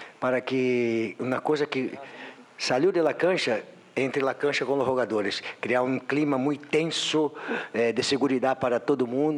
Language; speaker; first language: Portuguese; non-native, learner; Spanish